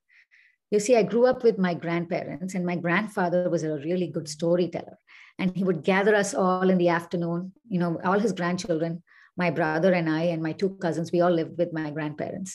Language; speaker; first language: English; non-native, local second language; Tamil